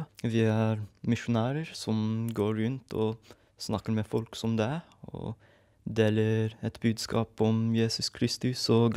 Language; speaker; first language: Norwegian; non-native, fluent; English